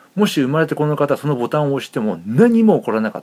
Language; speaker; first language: Japanese; native; Japanese